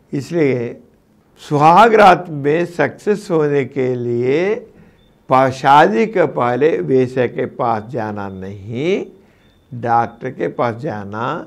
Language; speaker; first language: Hindi; non-native, local second language; Telugu